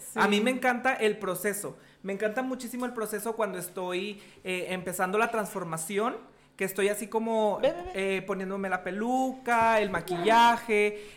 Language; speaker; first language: Spanish; native; Spanish